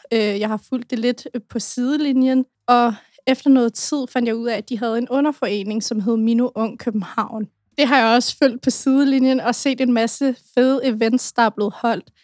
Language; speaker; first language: Danish; early bilingual, other home language; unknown